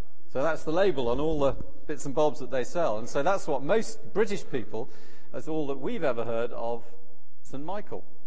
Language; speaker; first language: English; native; English